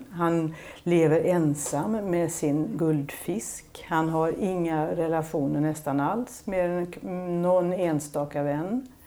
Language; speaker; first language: Swedish; native; Swedish